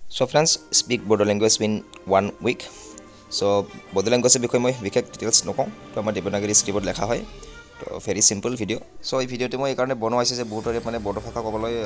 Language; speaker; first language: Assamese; non-native, local second language; Bodo